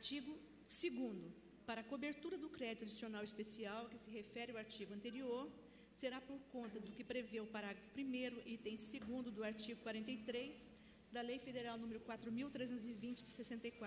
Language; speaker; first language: Portuguese; native; Portuguese